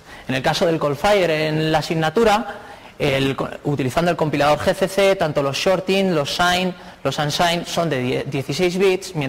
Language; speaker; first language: Spanish; native; Spanish